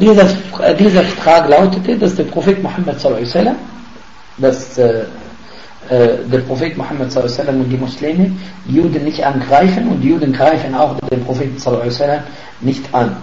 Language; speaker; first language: German; non-native, fluent; Arabic